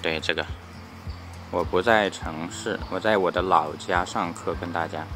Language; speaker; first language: Chinese; native; Chinese